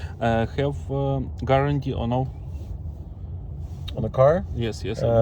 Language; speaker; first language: English; non-native, learner; Ukrainian